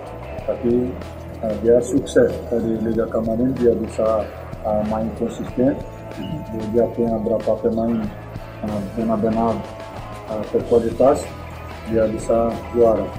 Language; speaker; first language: Indonesian; non-native, fluent; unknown